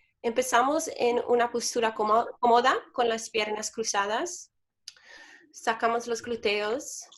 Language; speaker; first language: Spanish; non-native, learner; English